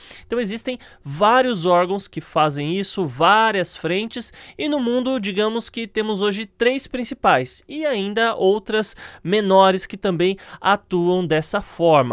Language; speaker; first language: Portuguese; native; Portuguese